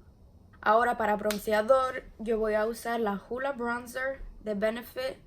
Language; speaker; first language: Spanish; early bilingual, heritage; English